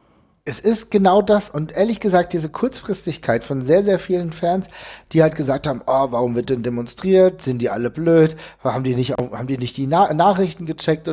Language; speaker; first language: German; native; German